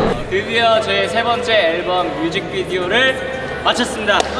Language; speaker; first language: Korean; native; Korean